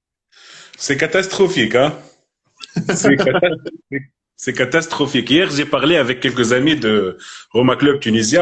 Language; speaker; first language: French; non-native, local second language; Arabic